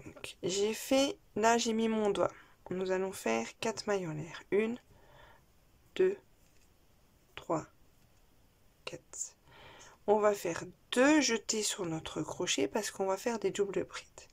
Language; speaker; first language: French; native; French